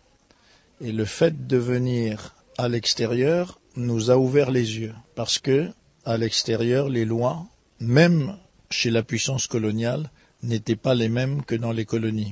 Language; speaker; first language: French; non-native, local second language; Lingala